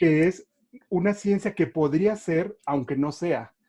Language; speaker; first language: Spanish; native; Spanish